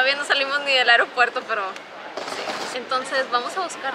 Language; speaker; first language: Spanish; native; Spanish